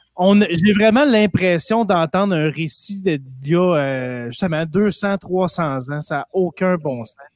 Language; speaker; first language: French; native; French